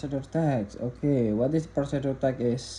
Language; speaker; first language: English; non-native, learner; Indonesian